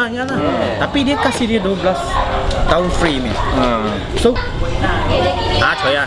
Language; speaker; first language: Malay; non-native, local second language; Cantonese